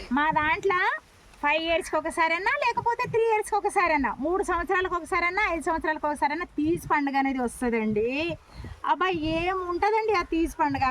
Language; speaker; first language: Telugu; non-native, local second language; Lambadi